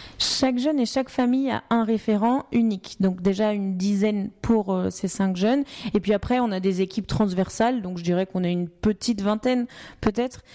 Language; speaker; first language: French; native; French